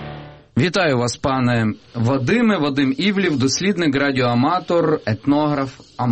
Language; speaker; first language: Ukrainian; native; Ukrainian